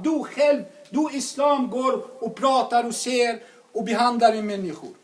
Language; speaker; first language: Swedish; non-native, fluent; Arabic